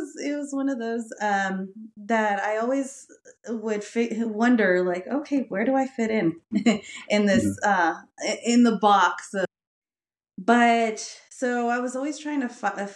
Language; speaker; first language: English; early bilingual, other home language; Spanish